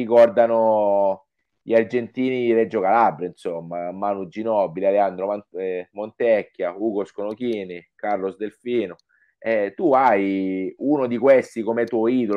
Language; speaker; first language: Italian; native; Italian